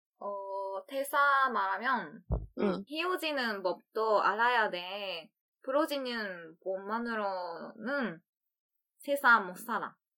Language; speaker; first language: Korean; non-native, learner; Chinese